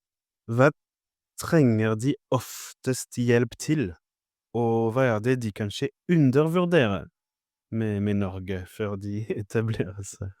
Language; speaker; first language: Norwegian; non-native, fluent; French